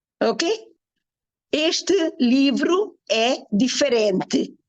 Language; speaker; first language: Portuguese; non-native, fluent; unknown